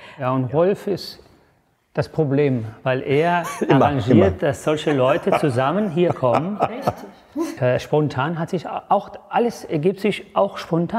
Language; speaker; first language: German; non-native, fluent; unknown